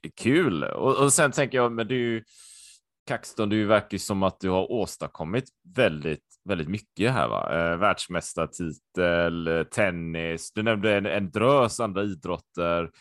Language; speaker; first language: Swedish; native; Swedish